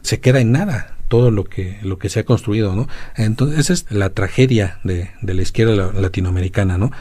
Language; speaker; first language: Spanish; native; Spanish